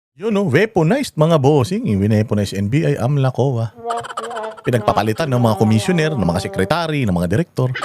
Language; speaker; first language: Filipino; native; Filipino